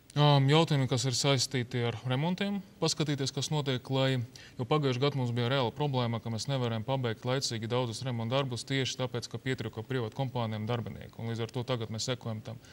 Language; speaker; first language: Latvian; non-native, local second language; Russian